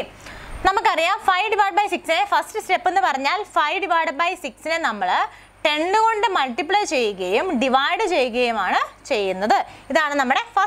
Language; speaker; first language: Malayalam; native; Malayalam